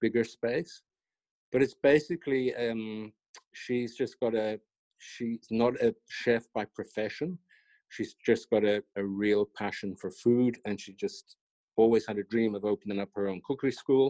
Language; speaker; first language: English; native; English